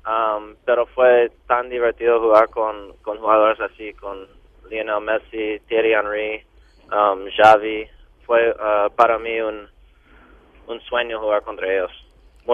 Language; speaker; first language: Spanish; non-native, local second language; English